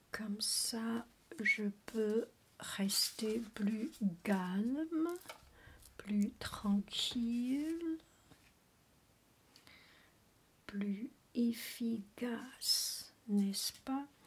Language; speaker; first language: French; non-native, learner; Chinese